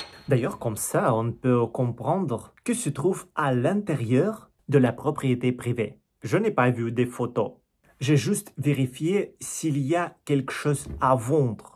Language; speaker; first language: French; non-native, learner; Russian